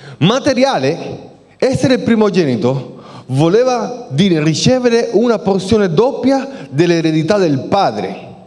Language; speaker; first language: Italian; non-native, fluent; Spanish